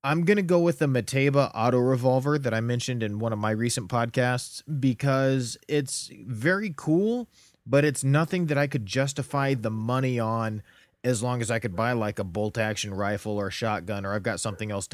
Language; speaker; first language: English; native; English